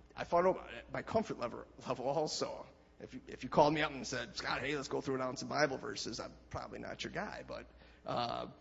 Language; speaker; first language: English; native; English